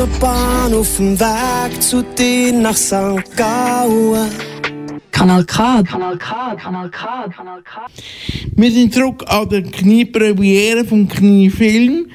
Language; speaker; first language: German; native; German